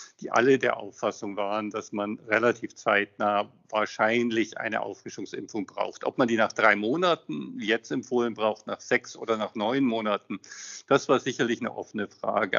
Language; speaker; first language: German; native; German